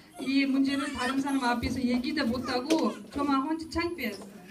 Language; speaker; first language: Korean; non-native, learner; Russian